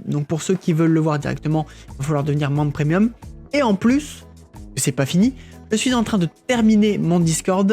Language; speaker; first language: French; native; French